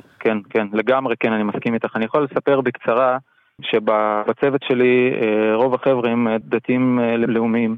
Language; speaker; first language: Hebrew; early bilingual, other home language; Russian